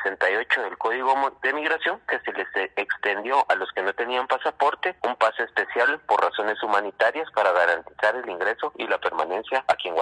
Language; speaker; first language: Spanish; native; Spanish